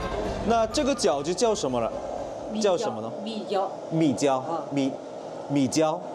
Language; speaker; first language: Chinese; non-native, learner; Korean